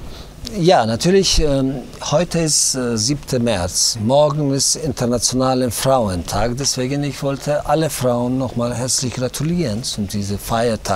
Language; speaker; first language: German; non-native, learner; Tajik